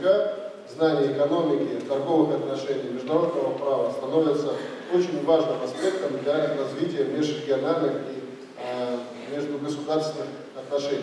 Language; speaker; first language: Russian; native; Russian